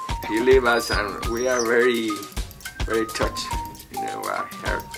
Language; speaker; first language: English; non-native, learner; Spanish